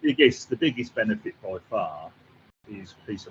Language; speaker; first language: English; native; English